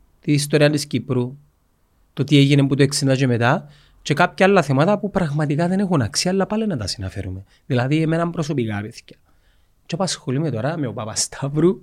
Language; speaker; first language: Greek; native; Greek